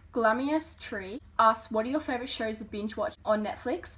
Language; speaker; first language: English; native; English